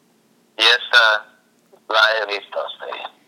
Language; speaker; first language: Spanish; non-native, fluent; English